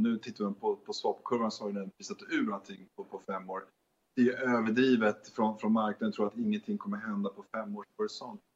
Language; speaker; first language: Swedish; native; Swedish